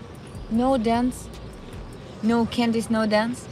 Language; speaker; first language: English; non-native, learner; Russian